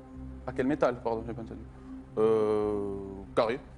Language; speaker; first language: French; native; French